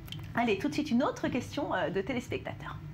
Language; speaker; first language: French; native; French